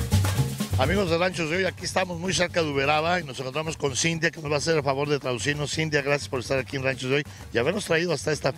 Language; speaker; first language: Spanish; native; Spanish